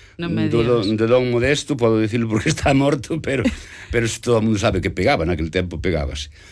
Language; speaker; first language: Galician; native; Galician